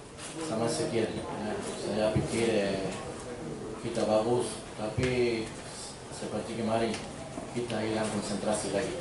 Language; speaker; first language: Indonesian; non-native, learner; Spanish